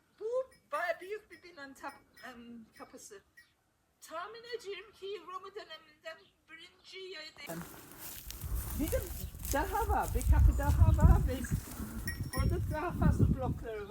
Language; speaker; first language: Turkish; non-native, learner; English